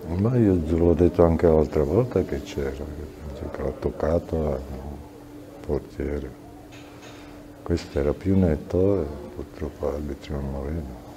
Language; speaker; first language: Italian; non-native, fluent; Czech